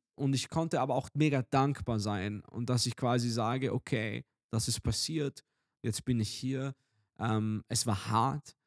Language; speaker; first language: German; native; German